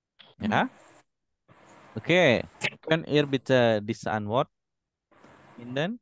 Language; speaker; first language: German; non-native, fluent; Indonesian